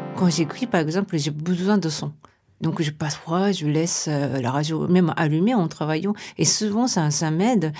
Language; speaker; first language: French; non-native, fluent; Japanese